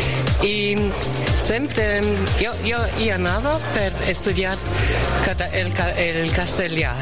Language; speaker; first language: Catalan; non-native, learner; German